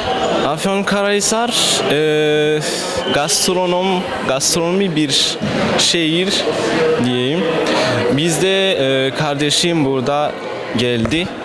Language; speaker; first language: Turkish; non-native, learner; Malagasy